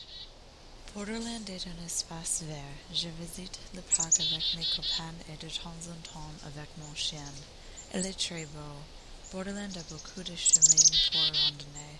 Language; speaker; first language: French; non-native, learner; English